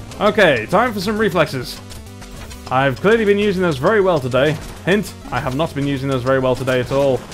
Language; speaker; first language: English; native; English